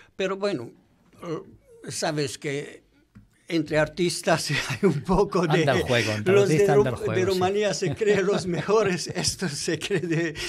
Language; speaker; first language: Spanish; non-native, fluent; Romanian